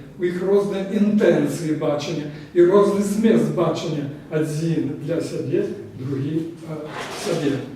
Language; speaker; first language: Belarusian; native; Belarusian